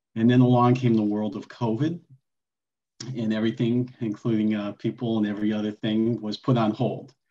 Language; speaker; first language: English; native; English